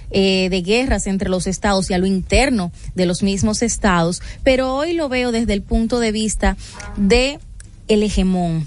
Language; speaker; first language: Spanish; native; Spanish